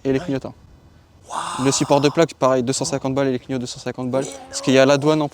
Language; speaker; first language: French; native; French